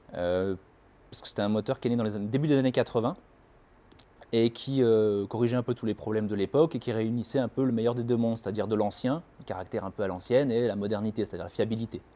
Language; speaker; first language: French; native; French